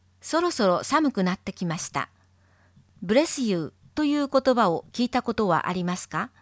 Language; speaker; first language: Japanese; non-native, fluent; English